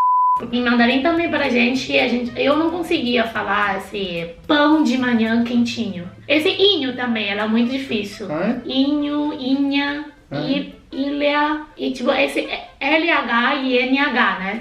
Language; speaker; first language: Portuguese; non-native, fluent; Chinese